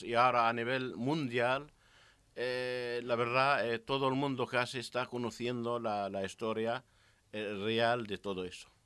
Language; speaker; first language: Spanish; non-native, learner; Arabic